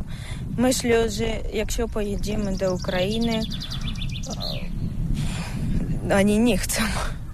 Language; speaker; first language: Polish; non-native, learner; Russian